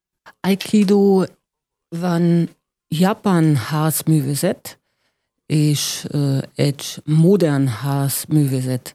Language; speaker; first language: Hungarian; non-native, learner; German